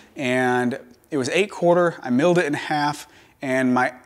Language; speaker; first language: English; native; English